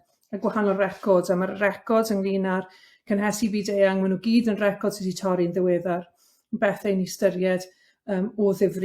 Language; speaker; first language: Welsh; native; Welsh